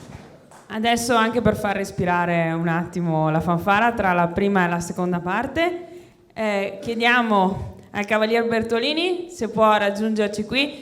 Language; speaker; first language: Italian; native; Italian